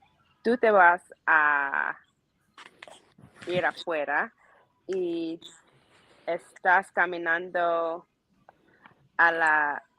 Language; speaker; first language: Spanish; non-native, learner; English